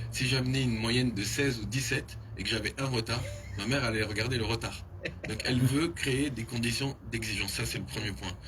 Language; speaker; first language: French; early bilingual, other home language; Haitian Creole